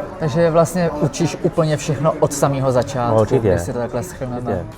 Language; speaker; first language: Czech; native; Czech